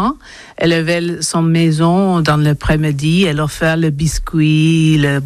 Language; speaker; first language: French; non-native, learner; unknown